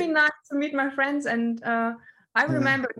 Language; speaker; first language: English; non-native, fluent; German